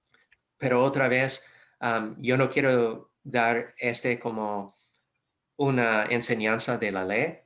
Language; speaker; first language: Spanish; non-native, fluent; English